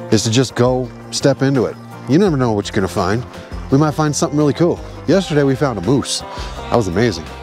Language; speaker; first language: English; native; English